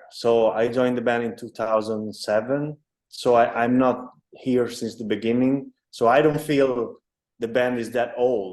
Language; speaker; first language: English; non-native, fluent; Italian